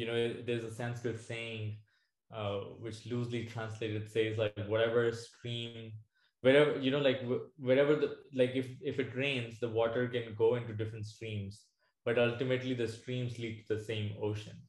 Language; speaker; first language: English; non-native, local second language; Hindi